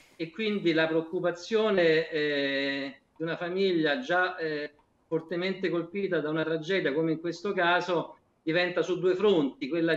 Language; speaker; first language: Italian; native; Italian